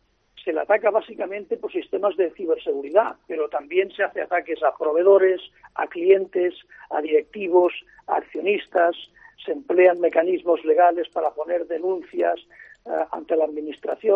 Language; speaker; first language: Spanish; native; Spanish